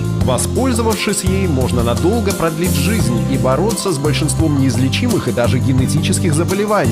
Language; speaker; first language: Russian; native; Russian